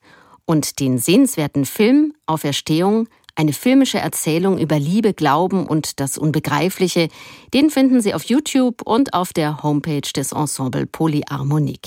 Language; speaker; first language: German; native; German